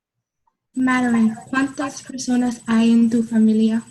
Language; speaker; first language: Spanish; non-native, learner; English